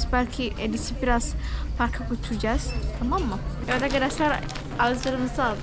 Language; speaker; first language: Turkish; non-native, learner; Indonesian